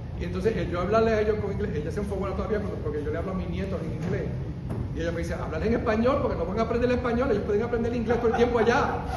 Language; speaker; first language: Spanish; early bilingual, heritage; Spanish